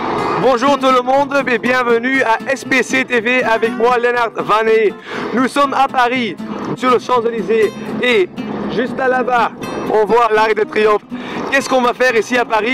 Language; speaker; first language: French; non-native, learner; Dutch